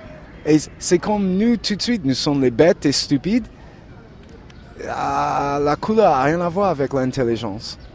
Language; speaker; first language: French; non-native, learner; English